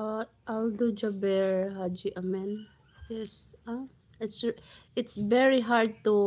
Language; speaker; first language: English; non-native, local second language; Cebuano